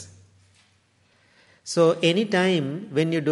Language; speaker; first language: English; non-native, local second language; Sinhala